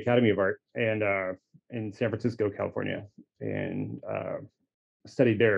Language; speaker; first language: English; native; English